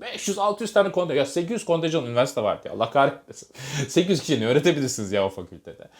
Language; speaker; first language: Turkish; native; Turkish